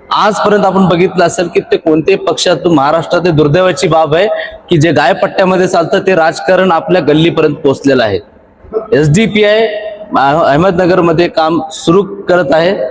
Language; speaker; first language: Marathi; non-native, local second language; Urdu